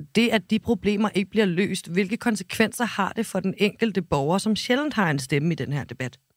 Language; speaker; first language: Danish; native; Danish